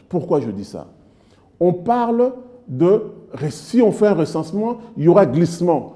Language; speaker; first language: French; non-native, local second language; Lingala